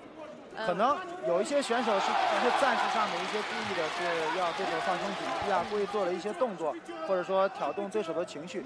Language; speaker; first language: Chinese; native; Chinese